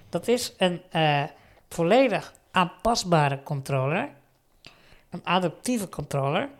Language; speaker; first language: Dutch; native; Dutch